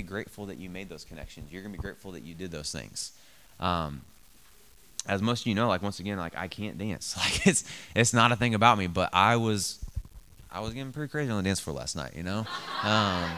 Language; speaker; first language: English; native; English